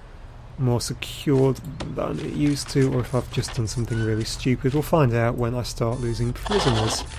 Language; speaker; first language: English; native; English